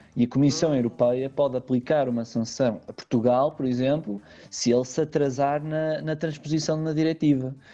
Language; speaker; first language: Portuguese; native; Portuguese